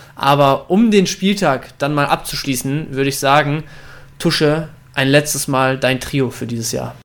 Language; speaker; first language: German; native; German